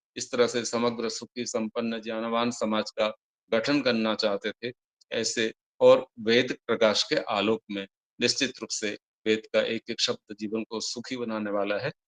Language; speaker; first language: Hindi; non-native, local second language; Odia